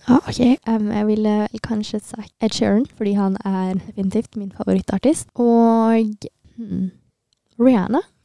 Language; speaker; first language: Norwegian; early bilingual, other home language; Tigrinya